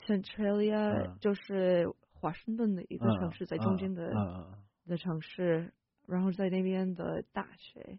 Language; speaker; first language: Chinese; non-native, fluent; English